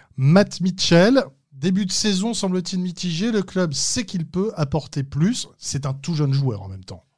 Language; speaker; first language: French; native; French